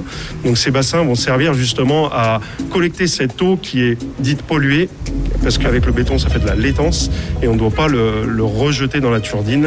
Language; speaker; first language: French; native; French